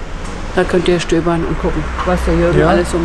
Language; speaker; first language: German; native; German